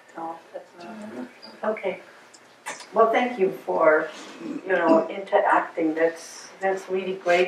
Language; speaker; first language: English; early bilingual, other home language; German